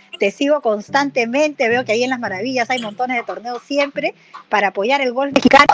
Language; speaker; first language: Spanish; native; Spanish